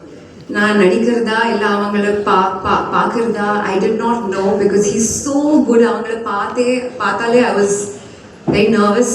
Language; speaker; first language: Tamil; non-native, fluent; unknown